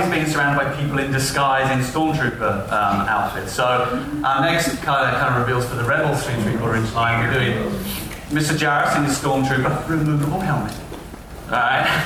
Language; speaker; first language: English; native; English